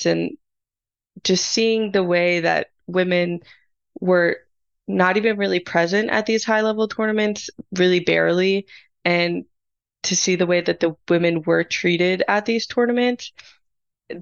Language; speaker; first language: English; native; English